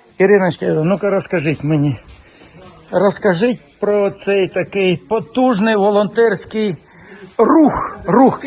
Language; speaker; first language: Ukrainian; non-native, local second language; Russian